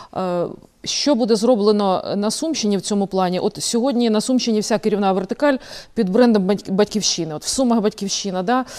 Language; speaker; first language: Ukrainian; native; Ukrainian